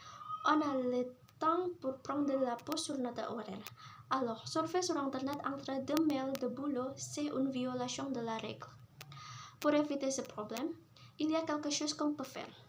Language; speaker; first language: French; non-native, learner; Indonesian